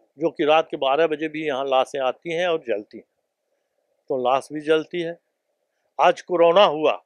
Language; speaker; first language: Hindi; native; Hindi